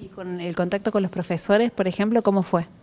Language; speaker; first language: Spanish; native; Spanish